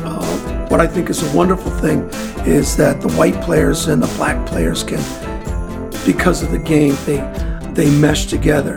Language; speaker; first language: English; early bilingual, other home language; French